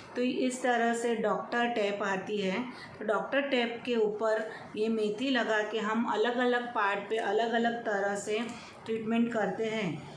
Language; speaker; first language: Hindi; non-native, local second language; Gujarati